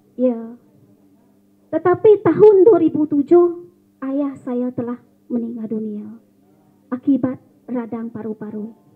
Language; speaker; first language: Malay; non-native, local second language; Iban